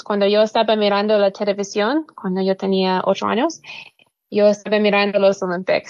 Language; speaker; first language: Spanish; non-native, learner; English